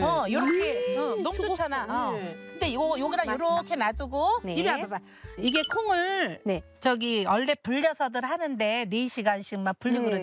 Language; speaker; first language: Korean; native; Korean